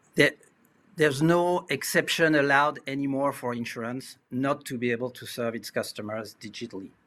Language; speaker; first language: English; non-native, fluent; French